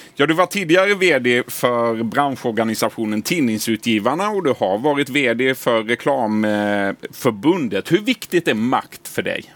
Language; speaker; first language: Swedish; native; Swedish